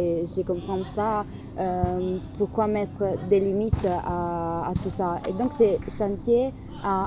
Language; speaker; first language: French; non-native, learner; Italian